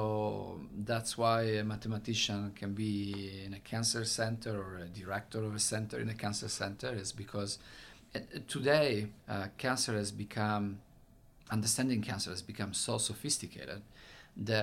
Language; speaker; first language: English; non-native, fluent; Italian